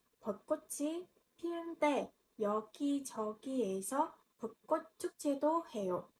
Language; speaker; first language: Korean; non-native, learner; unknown